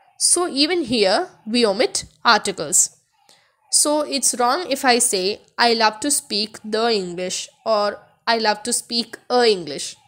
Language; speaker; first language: English; non-native, local second language; Tamil